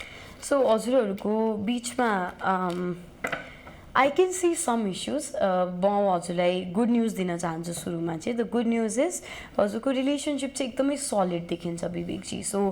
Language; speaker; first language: Nepali; native; Nepali